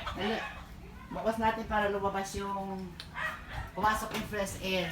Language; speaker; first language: Filipino; native; Filipino